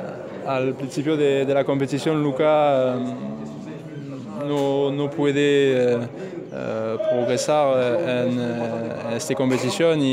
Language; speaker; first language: Spanish; non-native, learner; French